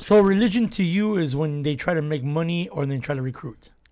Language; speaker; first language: English; native; English